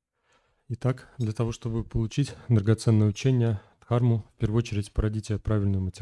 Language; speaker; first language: Russian; native; Russian